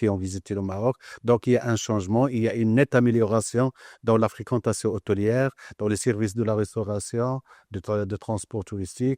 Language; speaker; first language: French; non-native, local second language; Arabic